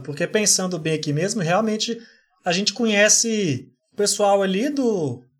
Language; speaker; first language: Portuguese; native; Portuguese